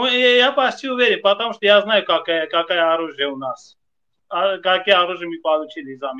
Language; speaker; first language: Russian; non-native, fluent; Armenian